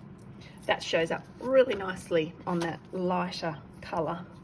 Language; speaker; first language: English; native; English